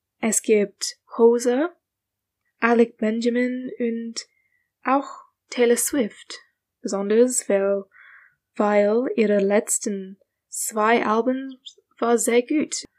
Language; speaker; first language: German; non-native, learner; English